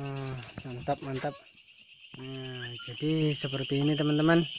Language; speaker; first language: Indonesian; native; Indonesian